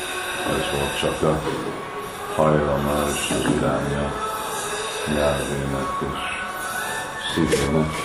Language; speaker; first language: Hungarian; early bilingual, heritage; Hungarian